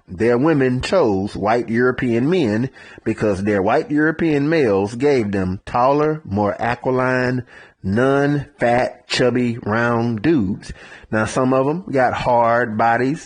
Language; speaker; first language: English; native; English